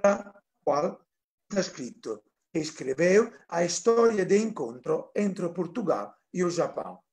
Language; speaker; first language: Portuguese; non-native, fluent; Italian